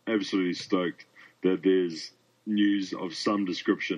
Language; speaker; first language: English; native; English